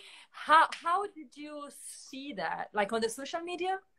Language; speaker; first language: English; non-native, fluent; Italian